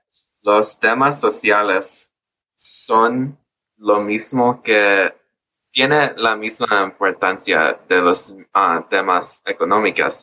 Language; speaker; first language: Spanish; early bilingual, heritage; English